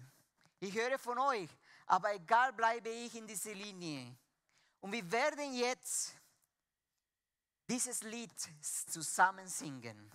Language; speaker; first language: German; non-native, fluent; Spanish